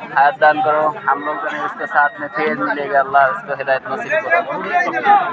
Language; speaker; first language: Hindi; non-native, learner; Bangla